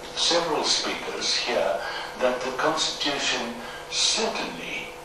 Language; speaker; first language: English; non-native, local second language; Afrikaans